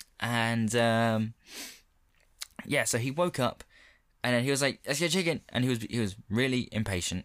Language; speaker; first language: English; native; English